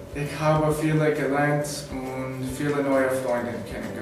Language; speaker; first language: German; non-native, learner; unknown